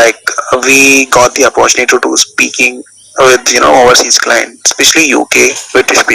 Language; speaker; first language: English; non-native, local second language; Hindi